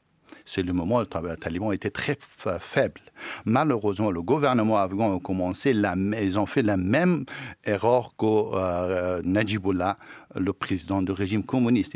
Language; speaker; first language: French; non-native, fluent; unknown